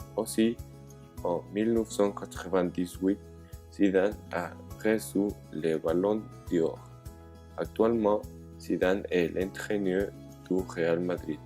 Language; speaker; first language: French; non-native, learner; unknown